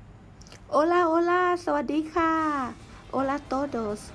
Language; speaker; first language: Spanish; non-native, learner; Thai